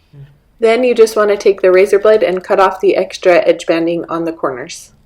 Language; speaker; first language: English; native; English